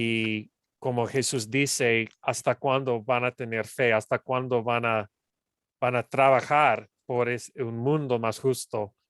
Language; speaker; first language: Spanish; non-native, fluent; English